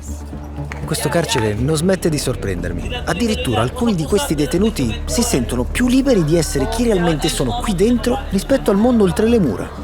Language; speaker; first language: Italian; native; Italian